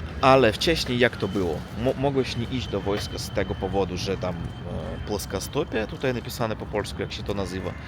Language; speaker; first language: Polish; non-native, learner; Russian